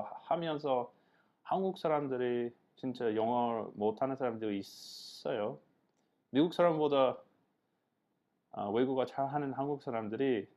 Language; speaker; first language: Korean; non-native, learner; English